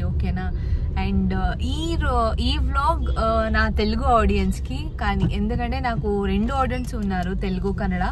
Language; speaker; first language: Telugu; non-native, local second language; Kannada